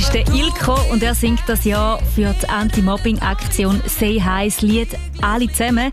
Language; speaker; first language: German; native; German